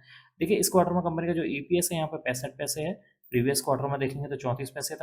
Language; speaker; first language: Hindi; native; Hindi